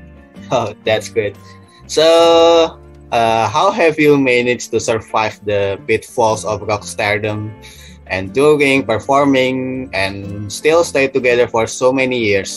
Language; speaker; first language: English; non-native, fluent; Indonesian